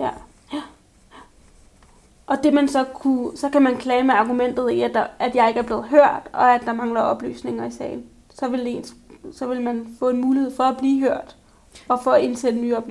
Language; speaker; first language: Danish; native; Danish